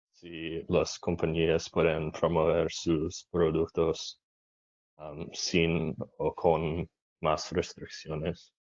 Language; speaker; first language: Spanish; non-native, learner; English